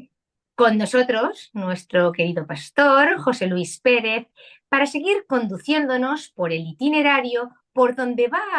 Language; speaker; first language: Spanish; native; Spanish